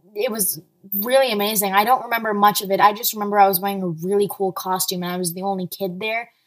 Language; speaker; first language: English; early bilingual, other home language; Arabic